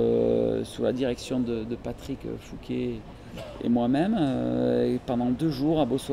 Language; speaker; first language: French; native; French